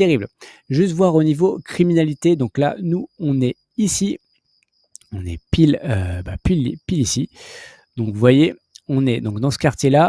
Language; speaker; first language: French; native; French